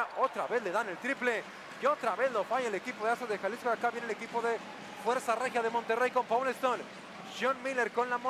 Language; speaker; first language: Spanish; native; Spanish